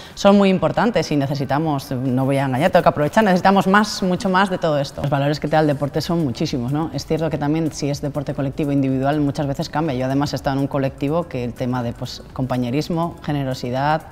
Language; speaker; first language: Spanish; native; Spanish